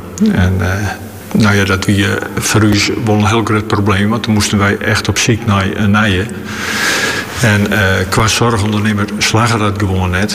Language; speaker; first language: Dutch; native; Dutch